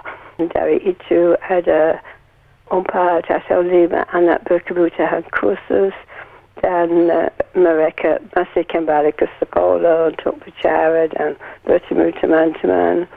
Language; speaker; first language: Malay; non-native, learner; English